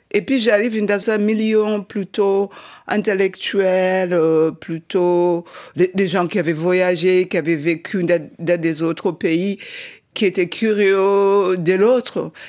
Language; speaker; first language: French; non-native, fluent; Shona